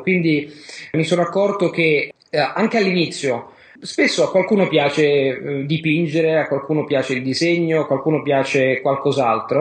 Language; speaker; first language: Italian; native; Italian